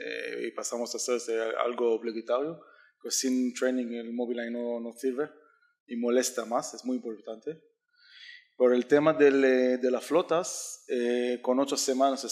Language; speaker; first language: Spanish; non-native, learner; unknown